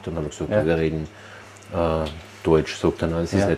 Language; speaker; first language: German; native; German